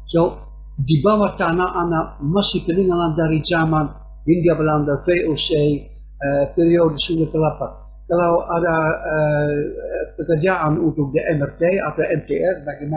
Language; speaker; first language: Indonesian; non-native, fluent; Dutch